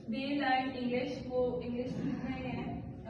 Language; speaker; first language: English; non-native, learner; Urdu